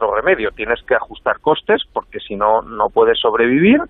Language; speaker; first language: Spanish; native; Spanish